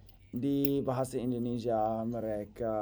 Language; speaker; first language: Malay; non-native, learner; English